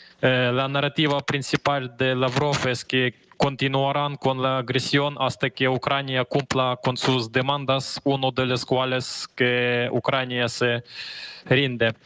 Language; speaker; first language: Spanish; non-native, fluent; Ukrainian